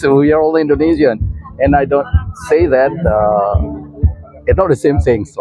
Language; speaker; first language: English; non-native, fluent; Indonesian